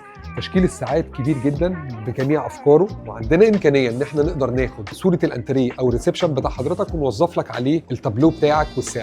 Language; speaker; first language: Arabic; native; Arabic